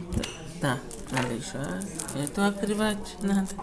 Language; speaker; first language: Russian; non-native, learner; Italian